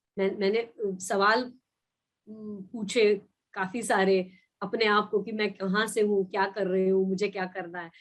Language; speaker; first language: Hindi; non-native, local second language; Marathi